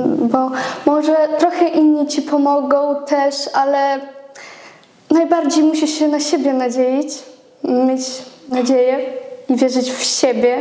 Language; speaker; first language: Polish; non-native, fluent; Ukrainian